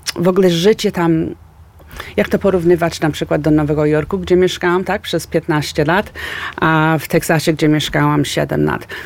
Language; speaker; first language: Polish; early bilingual, heritage; Polish